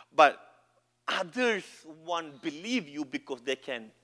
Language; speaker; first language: English; non-native, local second language; Malayalam